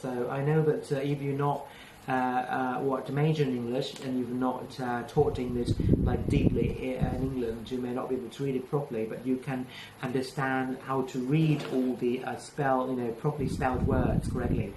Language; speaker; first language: English; non-native, fluent; Thai